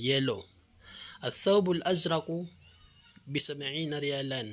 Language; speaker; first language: Arabic; non-native, fluent; Filipino